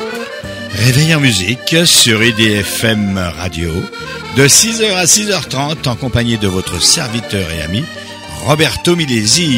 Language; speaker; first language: French; native; French